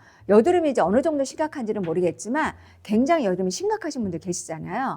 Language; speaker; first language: Korean; native; Korean